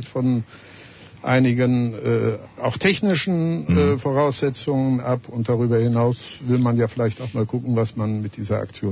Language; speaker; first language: German; native; German